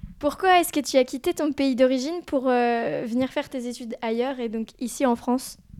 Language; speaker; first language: French; native; French